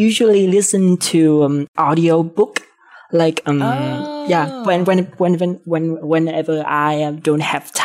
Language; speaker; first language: English; non-native, fluent; Vietnamese